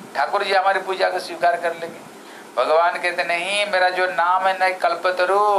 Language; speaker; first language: Hindi; non-native, local second language; Odia